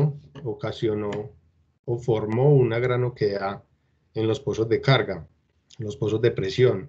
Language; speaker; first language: Spanish; native; Spanish